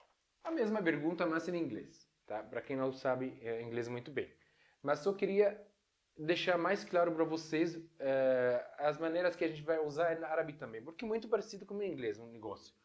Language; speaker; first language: Portuguese; non-native, fluent; Arabic